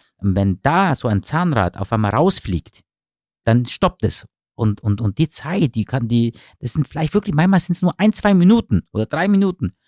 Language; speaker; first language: German; early bilingual, other home language; Turkish